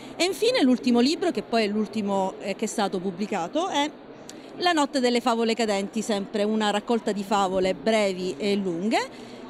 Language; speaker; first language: Italian; native; Italian